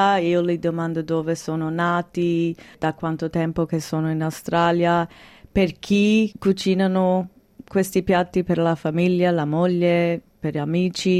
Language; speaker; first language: Italian; early bilingual, heritage; English